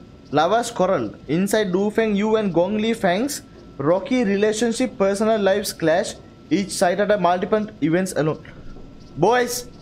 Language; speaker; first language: English; non-native, local second language; Sinhala